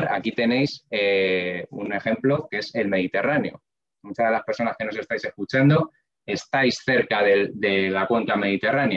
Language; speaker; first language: Spanish; native; Spanish